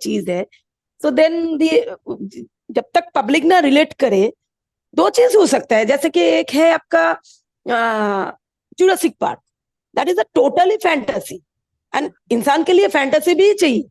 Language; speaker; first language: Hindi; non-native, local second language; Bangla